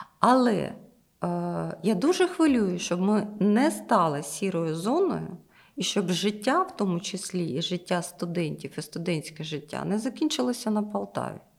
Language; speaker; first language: Ukrainian; non-native, local second language; Russian